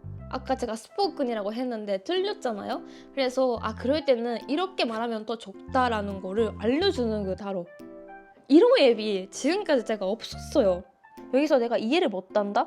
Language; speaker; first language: Korean; non-native, fluent; Japanese